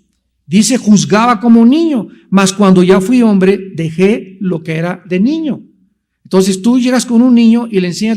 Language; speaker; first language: Spanish; native; Spanish